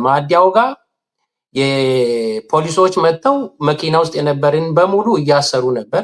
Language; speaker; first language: Amharic; non-native, local second language; Sidamo